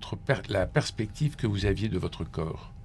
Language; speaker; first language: French; native; French